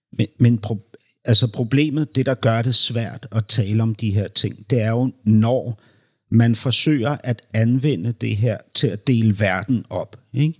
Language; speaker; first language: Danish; native; Danish